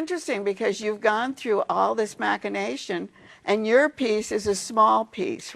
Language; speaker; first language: English; native; English